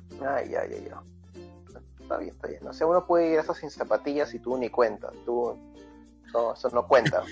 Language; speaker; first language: Spanish; native; Spanish